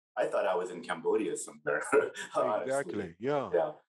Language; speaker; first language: English; native; English